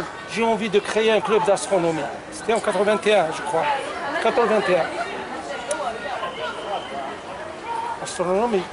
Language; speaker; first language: French; non-native, local second language; Arabic